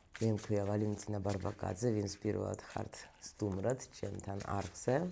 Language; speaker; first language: Georgian; non-native, local second language; Russian